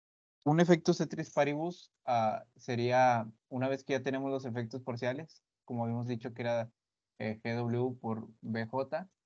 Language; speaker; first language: Spanish; native; Spanish